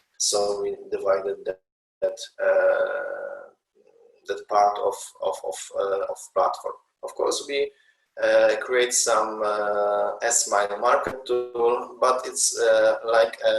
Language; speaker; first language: English; non-native, learner; Polish